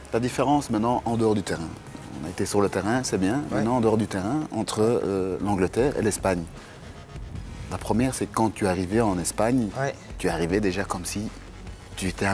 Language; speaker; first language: French; native; French